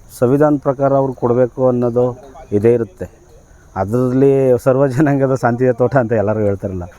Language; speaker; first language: Kannada; native; Kannada